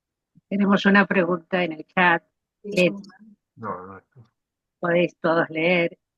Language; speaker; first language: Spanish; native; Spanish